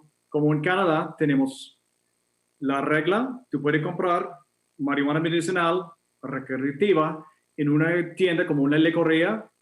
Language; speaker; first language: Spanish; non-native, fluent; English